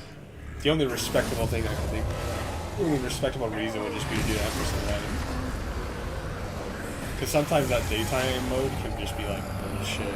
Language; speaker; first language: English; native; English